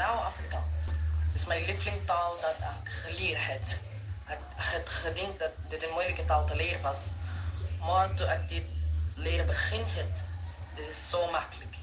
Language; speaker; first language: Dutch; non-native, learner; Filipino